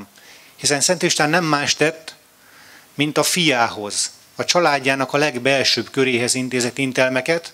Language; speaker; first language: Hungarian; native; Hungarian